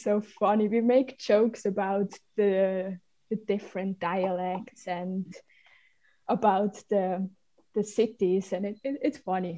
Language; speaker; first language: English; non-native, learner; Swiss German